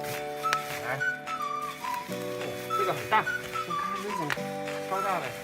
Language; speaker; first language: Chinese; native; Chinese